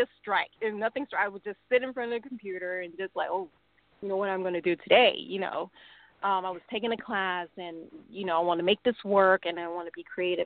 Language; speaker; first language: English; non-native, local second language; Cantonese